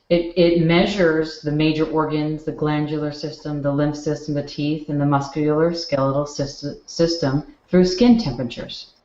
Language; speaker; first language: English; native; English